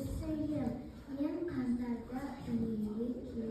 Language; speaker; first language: Kazakh; non-native, local second language; Russian